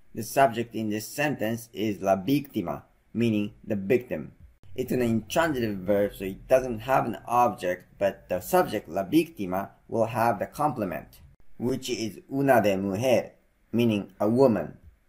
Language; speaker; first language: English; non-native, fluent; Japanese